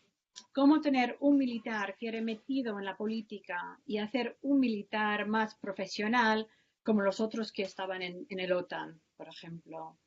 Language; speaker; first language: Spanish; non-native, fluent; English